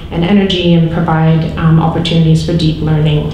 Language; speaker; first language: English; native; English